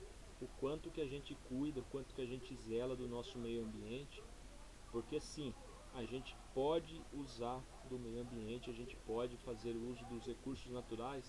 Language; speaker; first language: Portuguese; native; Portuguese